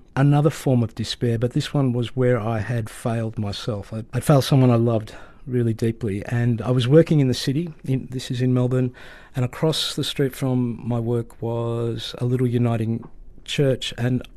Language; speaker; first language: English; native; English